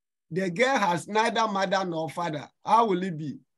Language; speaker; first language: English; non-native, local second language; Akan